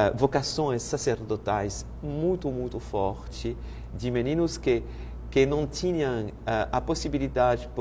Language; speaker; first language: Portuguese; non-native, fluent; French